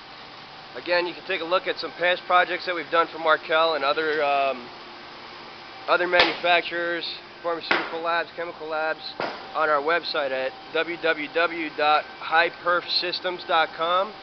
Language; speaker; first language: English; native; English